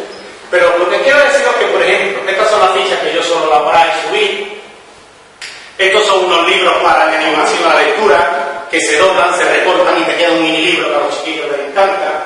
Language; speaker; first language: Spanish; native; Spanish